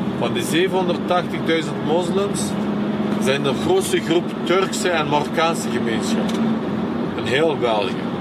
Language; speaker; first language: Dutch; early bilingual, other home language; Turkish